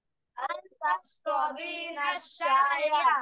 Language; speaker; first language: Arabic; non-native, learner; Bangla